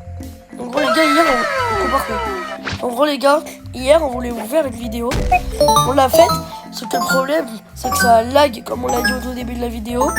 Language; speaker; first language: French; native; French